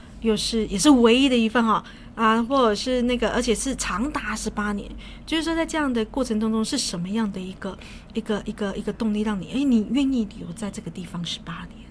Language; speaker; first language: Chinese; native; Chinese